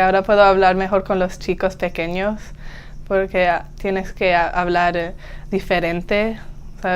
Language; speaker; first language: Spanish; early bilingual, heritage; Spanish